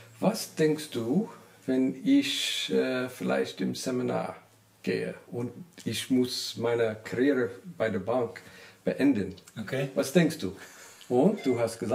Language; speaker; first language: German; non-native, learner; English